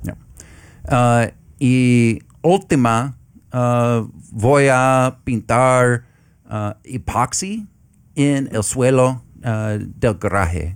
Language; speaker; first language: Spanish; non-native, learner; English